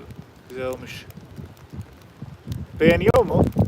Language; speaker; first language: Turkish; non-native, learner; English